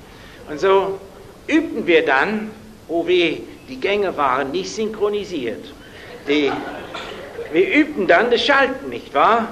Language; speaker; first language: German; non-native, fluent; English